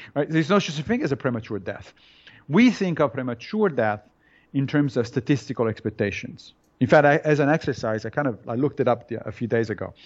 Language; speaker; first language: English; non-native, fluent; Italian